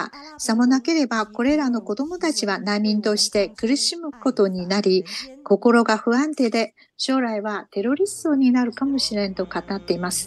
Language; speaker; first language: Japanese; non-native, fluent; Chinese